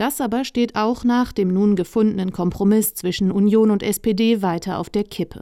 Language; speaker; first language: German; native; German